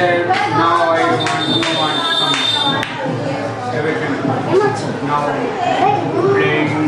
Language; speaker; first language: English; non-native, learner; Hindi